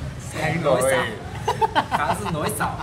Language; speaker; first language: Vietnamese; non-native, learner; Japanese